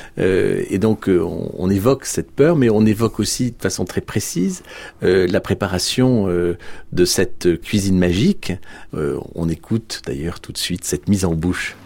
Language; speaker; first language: French; native; French